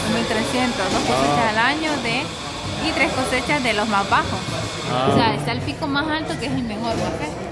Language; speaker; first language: Spanish; native; Spanish